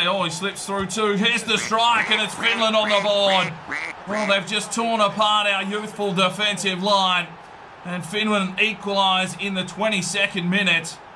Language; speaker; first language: English; native; English